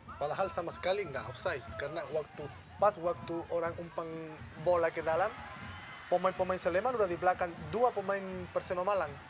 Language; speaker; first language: Indonesian; non-native, fluent; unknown